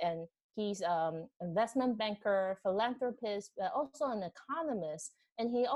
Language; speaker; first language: English; non-native, fluent; Chinese